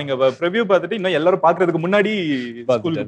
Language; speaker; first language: Tamil; native; Tamil